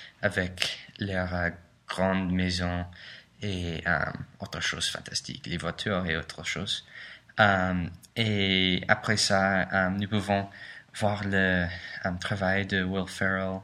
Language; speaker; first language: French; non-native, learner; English